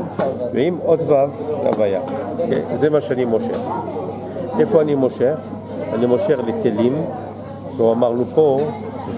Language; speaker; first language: Hebrew; non-native, fluent; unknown